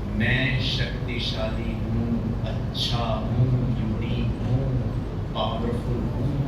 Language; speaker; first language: Hindi; non-native, local second language; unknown